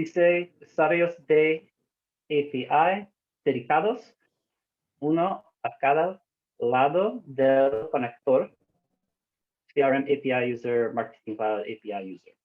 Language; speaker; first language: Spanish; non-native, learner; English